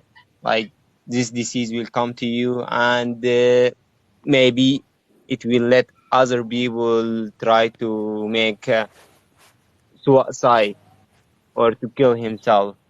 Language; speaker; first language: English; non-native, learner; Arabic